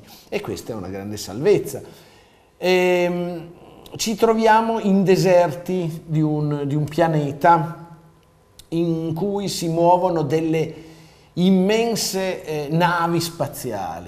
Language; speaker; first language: Italian; native; Italian